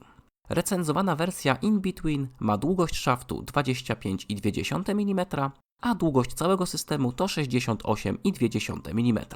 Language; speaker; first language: Polish; native; Polish